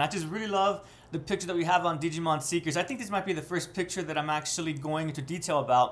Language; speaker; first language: English; native; English